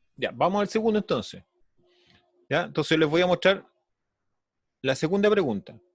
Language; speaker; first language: Spanish; native; Spanish